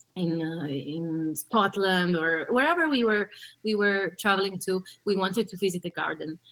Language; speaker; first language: English; early bilingual, other home language; Portuguese